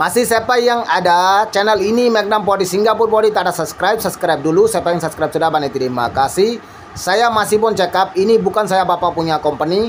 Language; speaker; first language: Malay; non-native, learner; Bangla